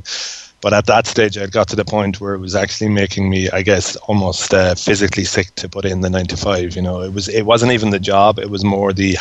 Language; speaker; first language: English; native; English